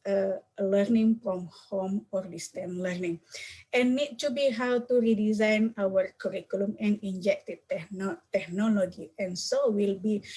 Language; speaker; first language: English; non-native, learner; Indonesian